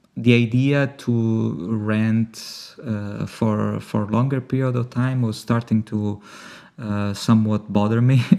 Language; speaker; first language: English; non-native, fluent; Italian